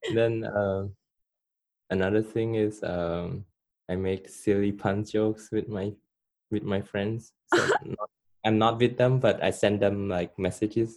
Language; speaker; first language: English; non-native, fluent; Khmer